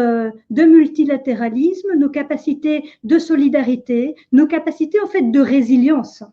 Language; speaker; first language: French; native; French